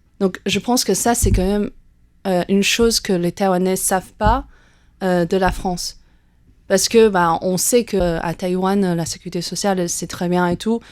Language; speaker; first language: French; non-native, fluent; Chinese